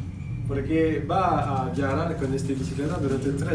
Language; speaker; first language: Spanish; non-native, learner; French